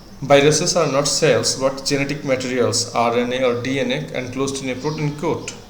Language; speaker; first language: English; non-native, local second language; Bangla